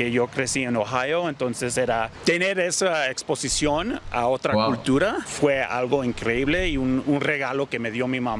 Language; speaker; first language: Spanish; early bilingual, heritage; Spanish